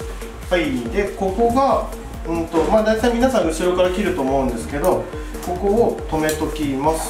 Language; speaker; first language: Japanese; native; Japanese